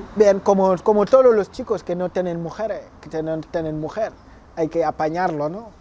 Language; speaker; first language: Spanish; non-native, fluent; Wolof